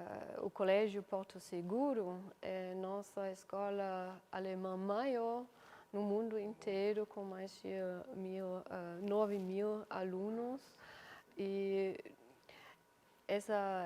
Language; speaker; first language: Portuguese; non-native, fluent; German